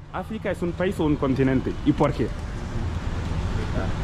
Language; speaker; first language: Spanish; non-native, local second language; French